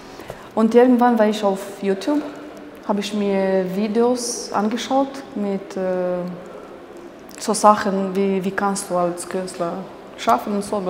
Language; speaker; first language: German; non-native, fluent; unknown